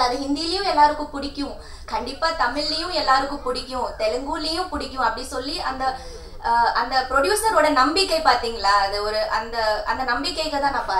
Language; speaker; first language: Tamil; non-native, local second language; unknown